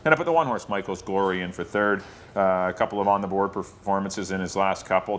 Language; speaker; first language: English; native; English